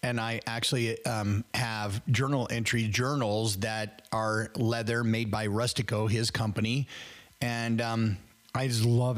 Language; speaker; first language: English; native; English